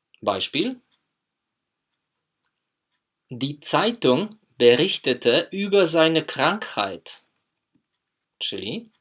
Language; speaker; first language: German; non-native, fluent; Polish